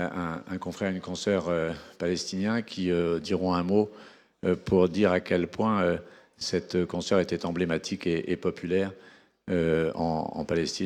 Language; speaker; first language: French; native; French